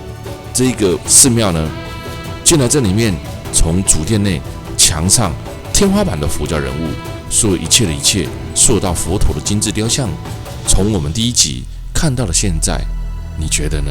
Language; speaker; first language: Chinese; native; Chinese